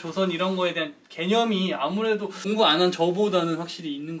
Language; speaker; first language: Korean; native; Korean